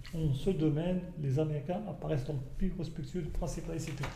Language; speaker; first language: French; non-native, local second language; Arabic